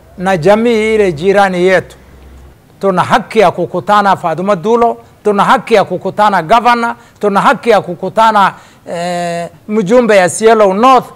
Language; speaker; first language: Swahili; non-native, local second language; Somali